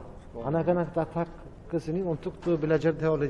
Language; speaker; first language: Indonesian; non-native, learner; Turkish